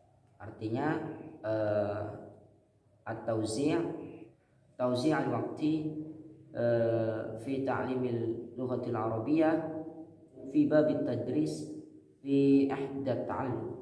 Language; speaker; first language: Arabic; non-native, learner; Indonesian